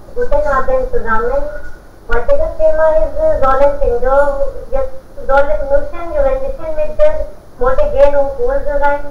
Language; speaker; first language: German; non-native, learner; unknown